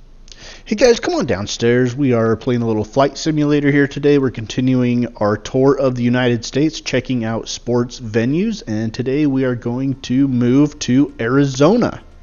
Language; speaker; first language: English; native; English